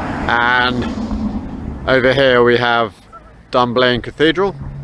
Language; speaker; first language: English; native; English